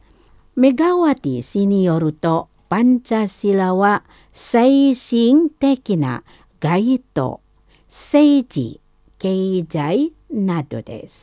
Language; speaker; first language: Japanese; non-native, learner; Indonesian